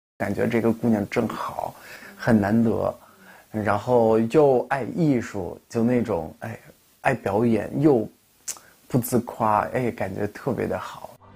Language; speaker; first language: Chinese; non-native, fluent; Russian